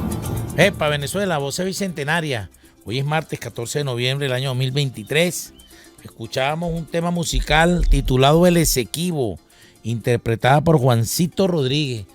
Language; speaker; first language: Spanish; native; Spanish